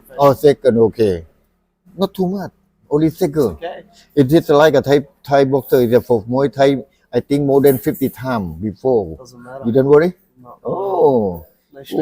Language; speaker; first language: English; non-native, learner; Thai